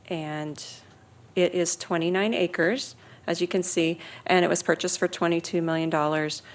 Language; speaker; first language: English; native; English